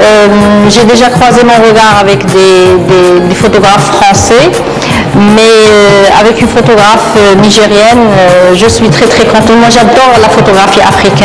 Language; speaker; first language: French; non-native, local second language; Arabic